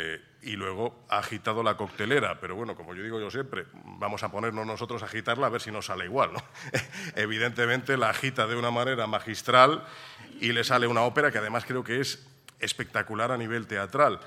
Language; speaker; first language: Spanish; native; Spanish